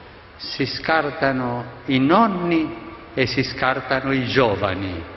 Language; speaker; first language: Italian; non-native, fluent; Spanish